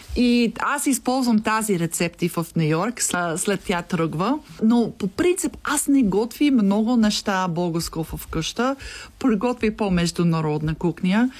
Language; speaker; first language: Bulgarian; non-native, learner; English